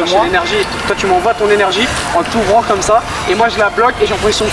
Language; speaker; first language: French; native; French